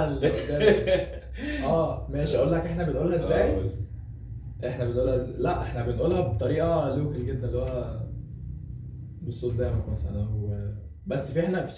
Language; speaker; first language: Arabic; native; Arabic